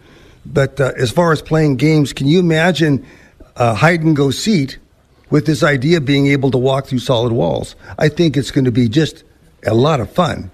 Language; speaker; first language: English; native; English